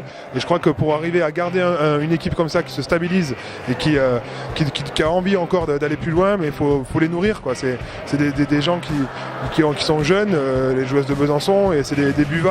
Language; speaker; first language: French; native; French